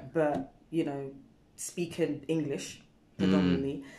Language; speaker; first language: English; native; English